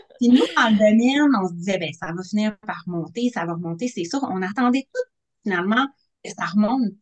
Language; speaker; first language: French; native; French